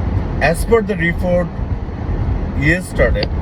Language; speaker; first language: English; non-native, local second language; Bangla